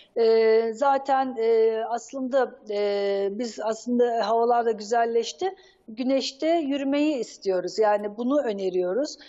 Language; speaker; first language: Turkish; native; Turkish